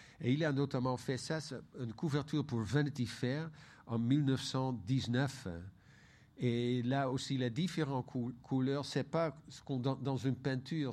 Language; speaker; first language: French; non-native, fluent; Dutch